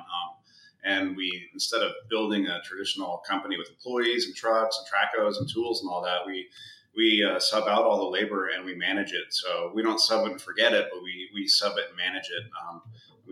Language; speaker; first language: English; native; English